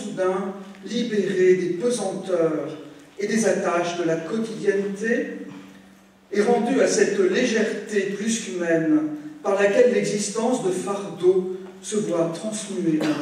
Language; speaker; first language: French; native; French